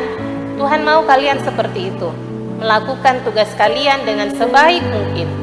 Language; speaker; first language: Indonesian; native; Indonesian